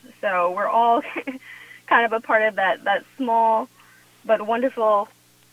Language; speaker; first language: English; native; English